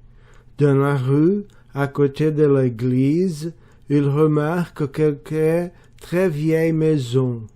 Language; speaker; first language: French; non-native, learner; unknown